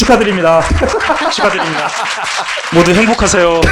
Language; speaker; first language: Korean; native; Korean